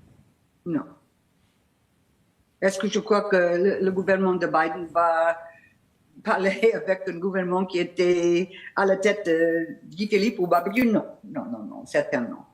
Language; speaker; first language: French; non-native, fluent; English